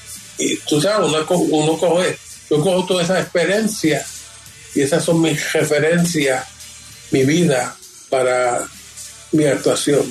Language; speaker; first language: Spanish; early bilingual, heritage; Spanish